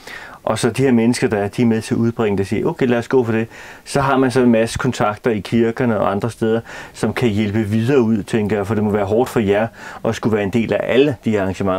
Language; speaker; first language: Danish; native; Danish